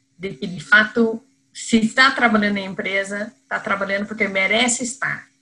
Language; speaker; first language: Portuguese; non-native, fluent; English